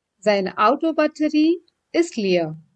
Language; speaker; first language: German; non-native, fluent; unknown